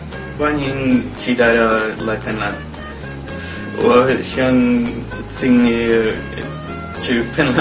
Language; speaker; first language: Chinese; non-native, learner; Finnish